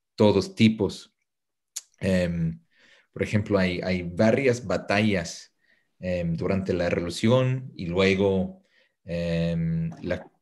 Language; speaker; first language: Spanish; non-native, fluent; English